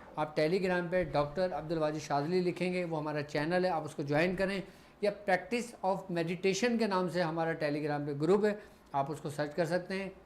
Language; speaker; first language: Urdu; native; Urdu